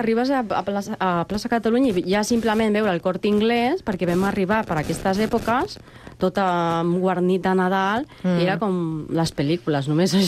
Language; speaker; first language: Catalan; non-native, fluent; Spanish